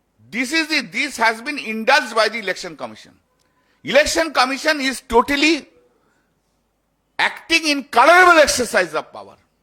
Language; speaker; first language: English; non-native, local second language; Bangla